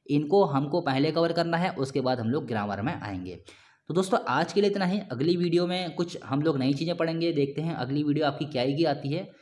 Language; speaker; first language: Hindi; native; Hindi